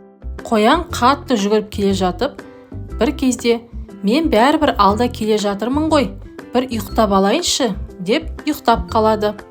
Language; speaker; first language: Kazakh; native; Kazakh